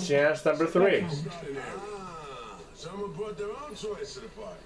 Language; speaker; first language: English; non-native, fluent; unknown